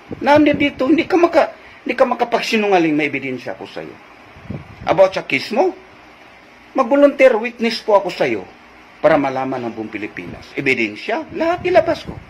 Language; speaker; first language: Filipino; non-native, local second language; Cebuano